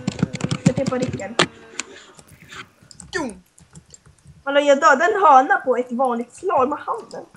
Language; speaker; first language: Swedish; native; Swedish